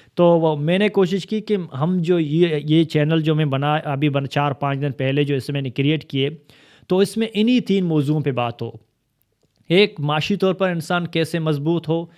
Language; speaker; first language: Urdu; non-native, local second language; Baluchi